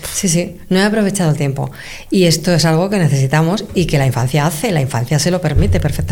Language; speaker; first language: Spanish; native; Spanish